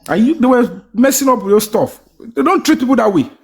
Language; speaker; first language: English; non-native, local second language; Yoruba